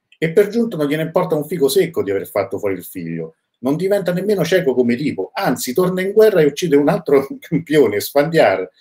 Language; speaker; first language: Italian; native; Italian